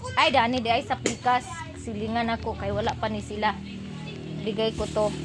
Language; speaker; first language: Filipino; non-native, local second language; Cebuano